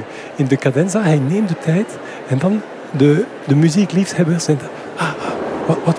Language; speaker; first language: Dutch; non-native, fluent; French